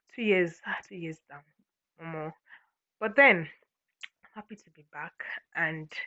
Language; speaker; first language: English; non-native, local second language; Ibibio